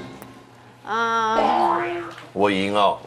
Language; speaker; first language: Chinese; native; Chinese